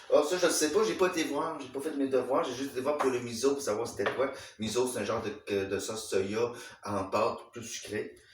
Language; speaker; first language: French; native; French